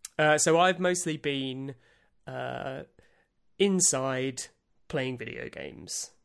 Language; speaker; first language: English; native; English